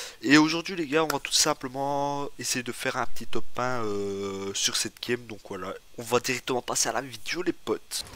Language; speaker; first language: French; native; French